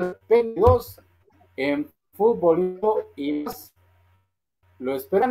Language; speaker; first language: Spanish; native; Spanish